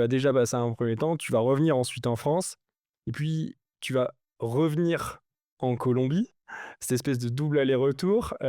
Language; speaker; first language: French; native; French